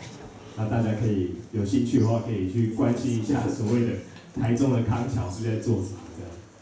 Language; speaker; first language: Chinese; native; Chinese